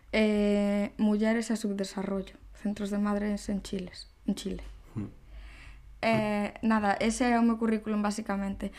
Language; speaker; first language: Galician; native; Galician